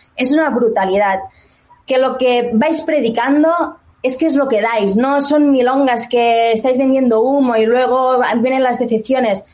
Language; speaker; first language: Spanish; native; Spanish